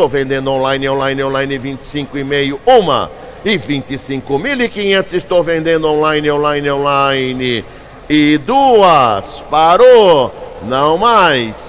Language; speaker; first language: Portuguese; native; Portuguese